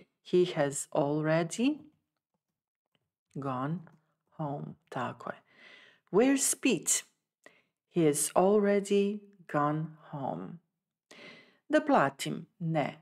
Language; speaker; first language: English; non-native, fluent; Serbian